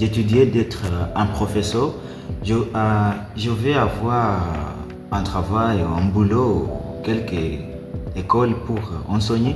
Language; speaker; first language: French; non-native, learner; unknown